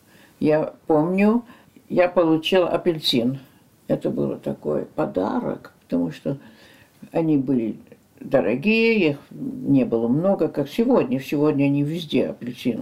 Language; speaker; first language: Russian; early bilingual, heritage; French